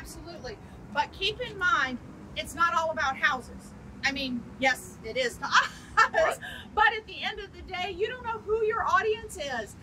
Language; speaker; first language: English; native; English